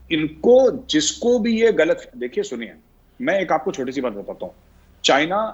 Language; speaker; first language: Hindi; native; Hindi